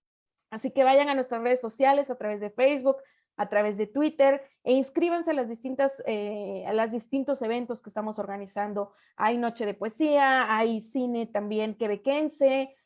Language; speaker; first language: Spanish; native; Spanish